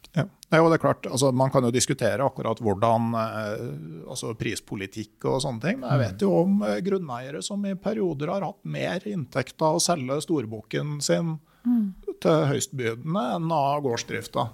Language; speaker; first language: Norwegian; native; Norwegian